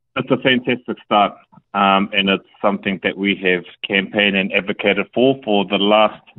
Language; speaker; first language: English; native; English